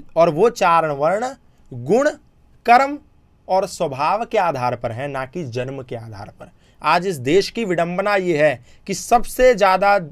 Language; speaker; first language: Hindi; native; Hindi